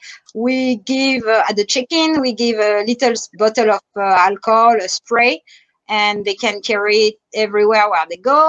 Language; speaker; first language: English; non-native, fluent; French